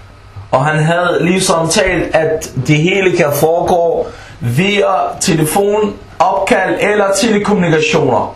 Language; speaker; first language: Danish; early bilingual, other home language; Arabic